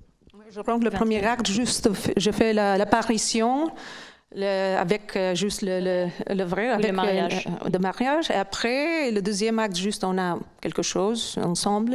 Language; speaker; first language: French; non-native, fluent; Albanian